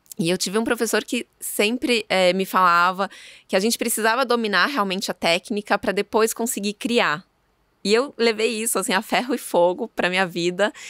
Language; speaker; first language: Portuguese; native; Portuguese